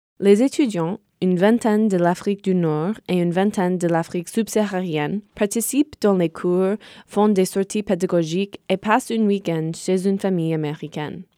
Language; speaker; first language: French; non-native, fluent; English